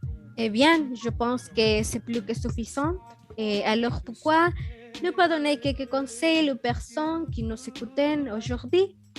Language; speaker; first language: French; non-native, learner; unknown